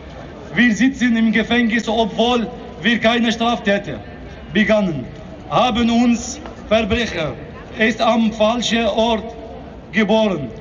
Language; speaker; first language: German; non-native, learner; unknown